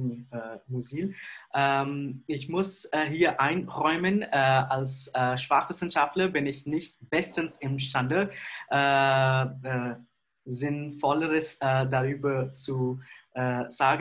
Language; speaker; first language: German; non-native, fluent; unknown